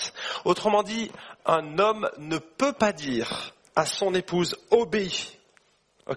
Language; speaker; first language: French; native; French